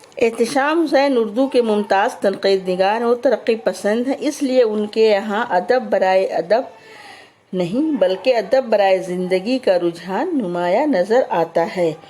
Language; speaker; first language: Urdu; native; Urdu